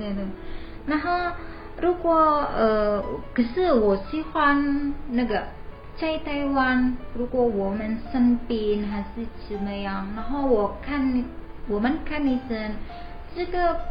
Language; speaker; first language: Chinese; non-native, learner; Indonesian